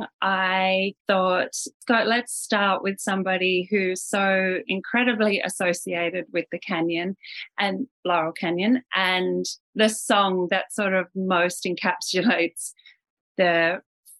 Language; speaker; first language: English; native; English